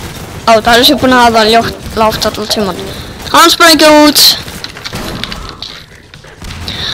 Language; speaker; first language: Icelandic; non-native, learner; Danish